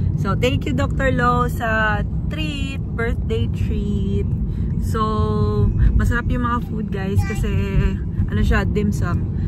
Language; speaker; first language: Filipino; non-native, local second language; Cebuano